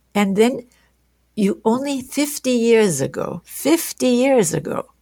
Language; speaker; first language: English; non-native, fluent; German